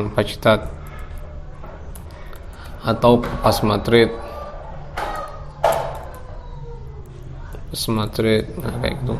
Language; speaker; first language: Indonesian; non-native, local second language; Javanese